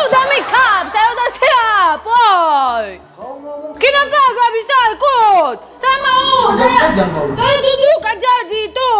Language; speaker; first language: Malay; non-native, learner; Russian